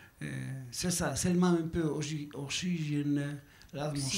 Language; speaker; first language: French; non-native, learner; Basque